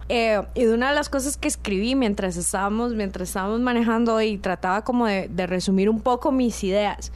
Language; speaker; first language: Spanish; native; Spanish